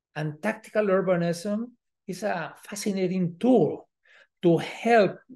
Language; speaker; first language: English; non-native, fluent; Spanish